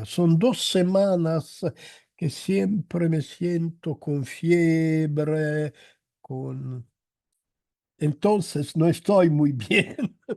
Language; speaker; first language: Spanish; non-native, fluent; Italian